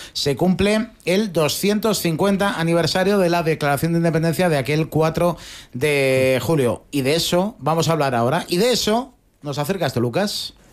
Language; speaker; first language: Spanish; native; Spanish